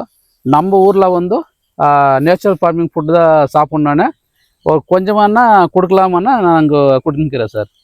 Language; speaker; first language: Tamil; non-native, local second language; Telugu